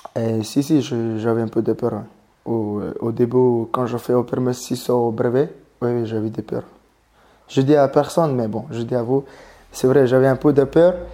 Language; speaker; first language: French; non-native, learner; Mongolian